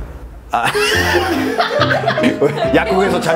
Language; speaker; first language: Korean; non-native, fluent; Spanish